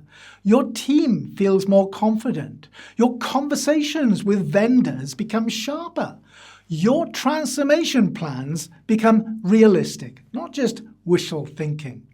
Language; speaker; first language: English; native; English